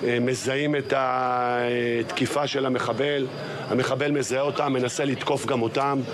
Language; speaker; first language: Hebrew; native; Hebrew